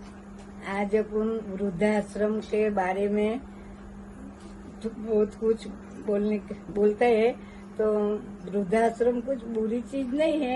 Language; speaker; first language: Hindi; non-native, local second language; Gujarati